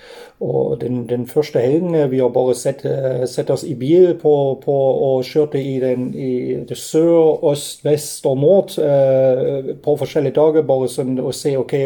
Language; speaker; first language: Norwegian; non-native, fluent; German